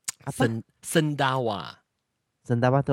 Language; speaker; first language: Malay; non-native, local second language; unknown